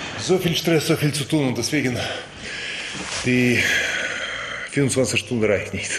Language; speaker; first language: German; non-native, fluent; Russian